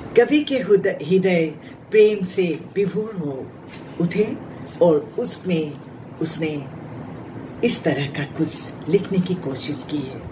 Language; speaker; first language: Hindi; non-native, local second language; Assamese